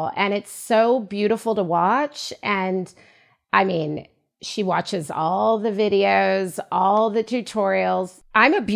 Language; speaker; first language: English; native; English